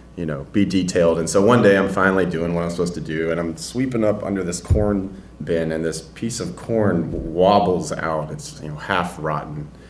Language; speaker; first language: English; native; English